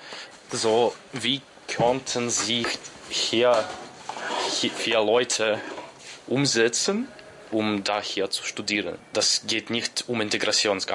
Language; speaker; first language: German; non-native, learner; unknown